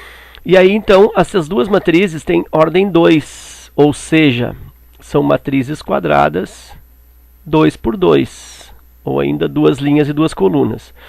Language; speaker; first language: Portuguese; native; Portuguese